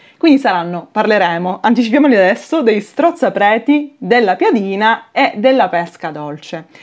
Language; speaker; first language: Italian; native; Italian